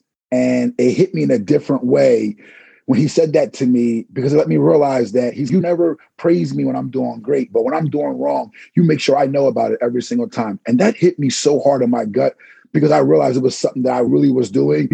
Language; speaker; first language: English; native; English